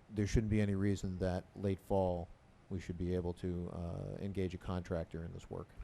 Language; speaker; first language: English; native; English